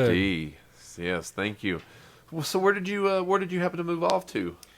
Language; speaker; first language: English; native; English